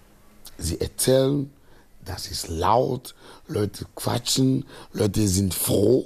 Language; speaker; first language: German; non-native, fluent; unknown